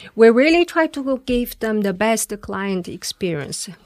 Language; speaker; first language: English; non-native, fluent; Chinese